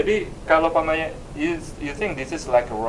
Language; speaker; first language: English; non-native, learner; Indonesian